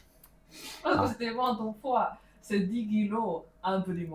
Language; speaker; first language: French; non-native, learner; Chinese